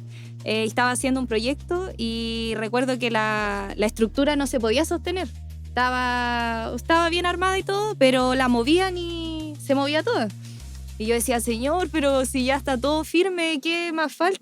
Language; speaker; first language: Spanish; native; Spanish